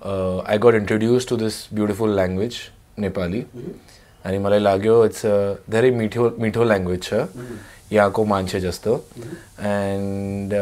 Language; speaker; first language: Nepali; non-native, learner; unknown